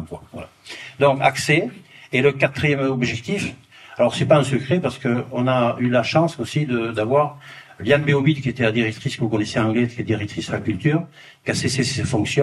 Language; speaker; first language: French; native; French